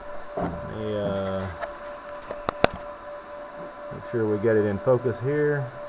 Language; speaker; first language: English; native; English